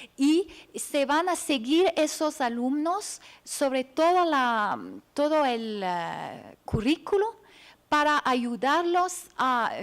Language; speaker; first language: Spanish; non-native, fluent; French